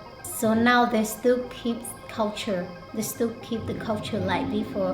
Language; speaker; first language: English; non-native, learner; Hmong